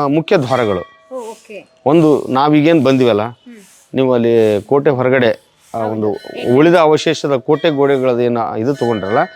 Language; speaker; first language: Kannada; native; Kannada